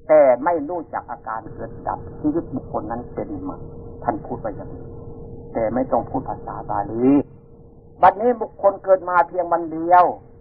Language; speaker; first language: Thai; non-native, local second language; Northeastern Thai